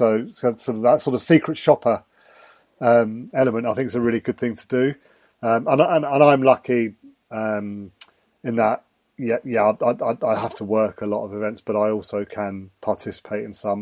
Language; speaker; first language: English; native; English